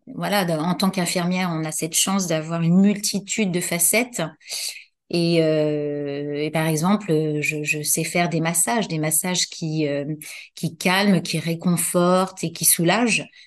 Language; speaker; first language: French; native; French